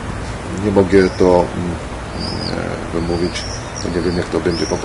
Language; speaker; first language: Polish; non-native, learner; Ukrainian